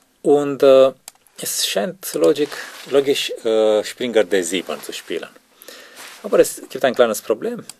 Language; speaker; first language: German; non-native, learner; Romanian